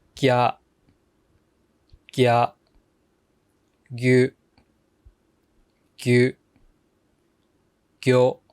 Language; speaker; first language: Japanese; native; Japanese